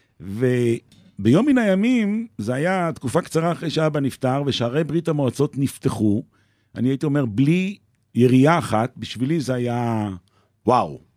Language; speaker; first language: Hebrew; native; Hebrew